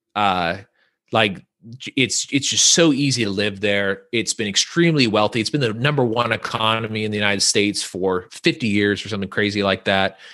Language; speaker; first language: English; native; English